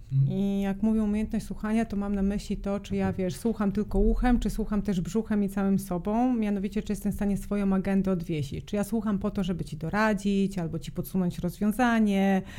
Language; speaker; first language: Polish; non-native, fluent; Serbian